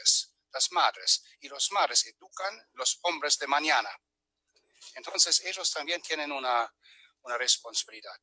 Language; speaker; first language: Spanish; non-native, fluent; German